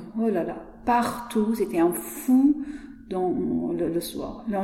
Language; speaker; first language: French; non-native, learner; Persian